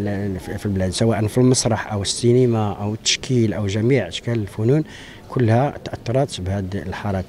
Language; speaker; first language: Arabic; native; Arabic